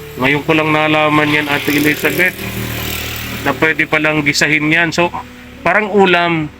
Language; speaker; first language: Filipino; native; Filipino